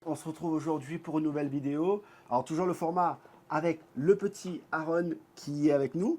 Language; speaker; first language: French; native; French